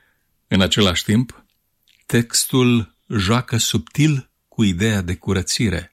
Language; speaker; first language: Romanian; native; Romanian